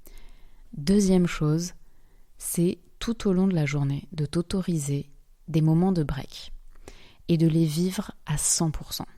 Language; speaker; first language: French; native; French